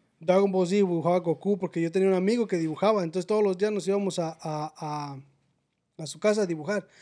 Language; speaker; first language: Spanish; native; Spanish